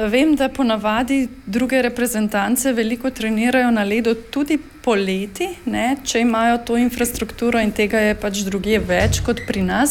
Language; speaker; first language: Slovenian; native; Slovenian